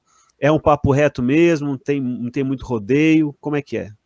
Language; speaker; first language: Portuguese; native; Portuguese